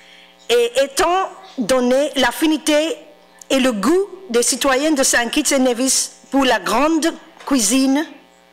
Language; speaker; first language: French; non-native, fluent; English